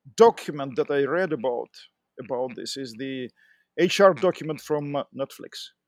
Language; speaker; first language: English; non-native, fluent; Russian